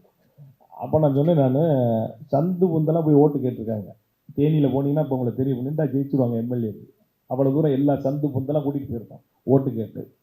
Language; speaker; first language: Tamil; native; Tamil